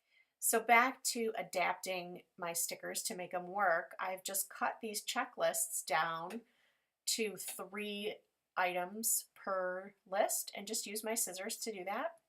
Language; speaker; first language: English; native; English